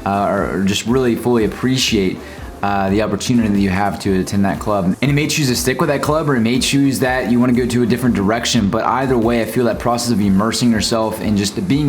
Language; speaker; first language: English; native; English